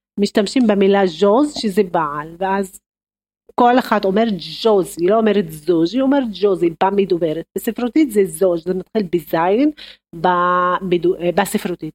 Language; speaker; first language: Hebrew; non-native, local second language; Arabic